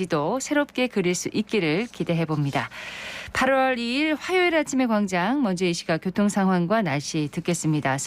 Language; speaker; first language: Korean; native; Korean